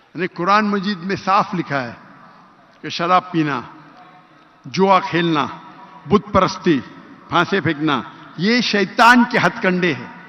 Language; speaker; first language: Urdu; non-native, local second language; Konkani